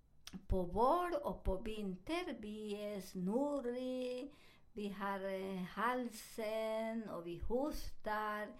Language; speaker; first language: Swedish; non-native, learner; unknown